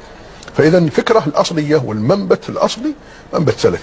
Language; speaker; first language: Arabic; native; Arabic